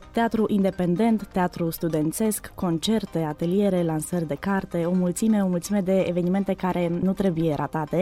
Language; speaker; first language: Romanian; native; Romanian